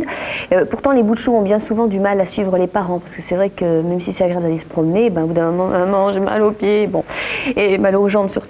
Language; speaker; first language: French; native; French